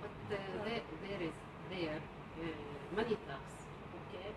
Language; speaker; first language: English; non-native, learner; Arabic